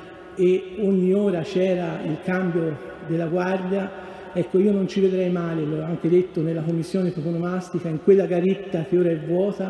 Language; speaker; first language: Italian; native; Italian